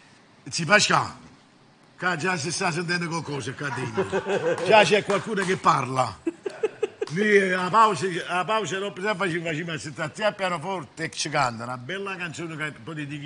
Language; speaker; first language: Italian; native; Italian